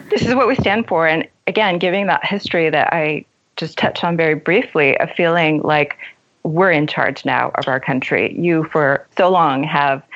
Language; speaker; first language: English; native; English